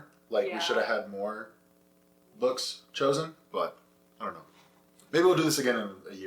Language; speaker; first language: English; native; English